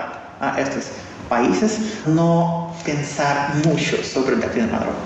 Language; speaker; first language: Spanish; non-native, fluent; Russian